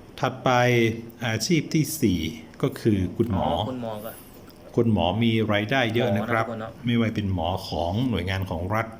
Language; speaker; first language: Thai; native; Thai